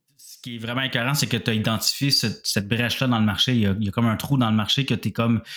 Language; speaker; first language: French; native; French